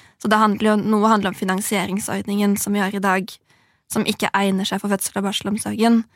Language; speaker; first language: Norwegian; native; Norwegian